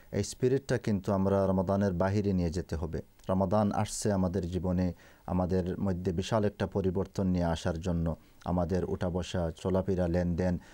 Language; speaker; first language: Bangla; native; Bangla